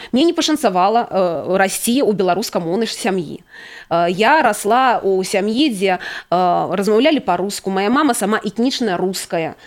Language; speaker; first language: Belarusian; native; Belarusian